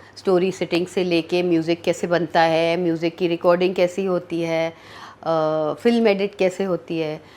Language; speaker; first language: Hindi; early bilingual, heritage; Hindi